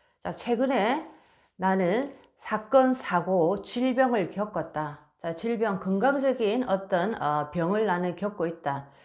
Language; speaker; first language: Korean; native; Korean